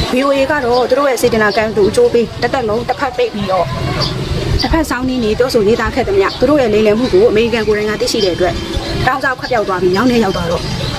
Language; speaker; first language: Burmese; native; Burmese